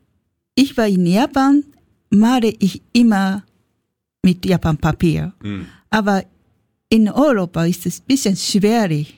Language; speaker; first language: German; non-native, learner; Japanese